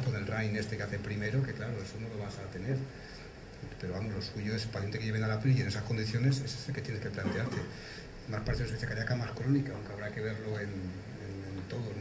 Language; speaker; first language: Spanish; native; Spanish